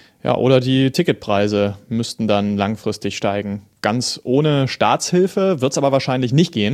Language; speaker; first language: German; native; German